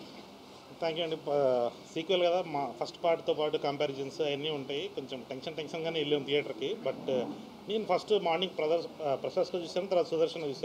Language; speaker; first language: Telugu; native; Telugu